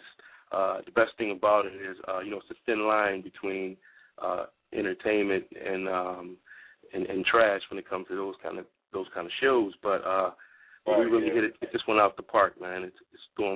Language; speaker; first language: English; native; English